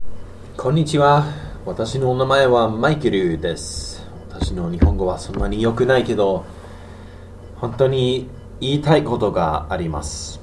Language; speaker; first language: Japanese; non-native, learner; English